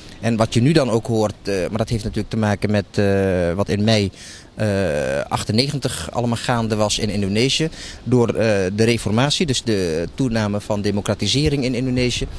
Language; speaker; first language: Dutch; early bilingual, other home language; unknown